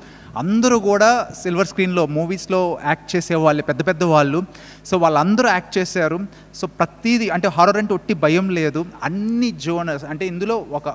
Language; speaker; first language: Telugu; native; Telugu